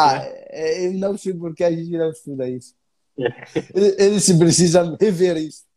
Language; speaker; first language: Portuguese; non-native, fluent; Arabic